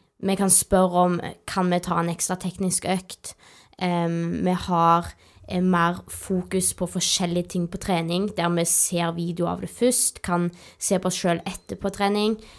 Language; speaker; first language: Norwegian; native; Norwegian